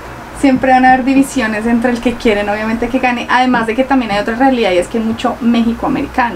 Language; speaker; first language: Spanish; native; Spanish